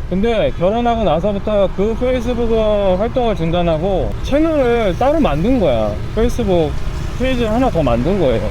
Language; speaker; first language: Korean; native; Korean